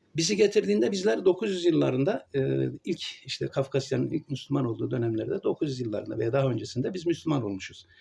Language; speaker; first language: Turkish; native; Turkish